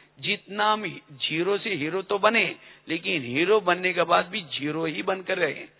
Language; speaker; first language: Hindi; non-native, local second language; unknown